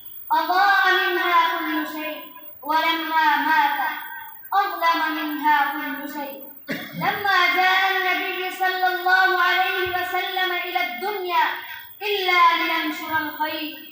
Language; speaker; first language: Arabic; non-native, learner; Urdu